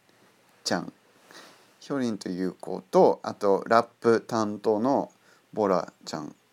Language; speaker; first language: Japanese; non-native, fluent; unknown